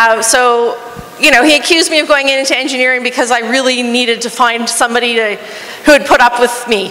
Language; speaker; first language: English; native; English